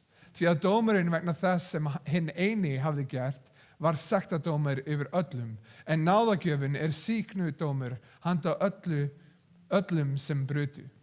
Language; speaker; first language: Icelandic; non-native, fluent; English